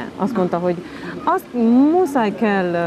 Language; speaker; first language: Hungarian; non-native, local second language; Romanian